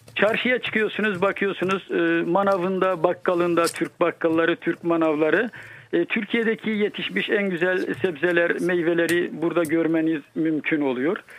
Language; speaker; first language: Turkish; native; Turkish